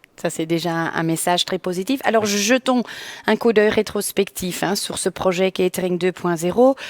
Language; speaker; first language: French; non-native, local second language; Dutch